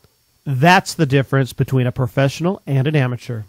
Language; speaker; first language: English; native; English